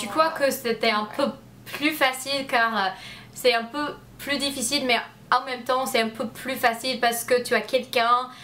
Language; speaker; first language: French; non-native, learner; English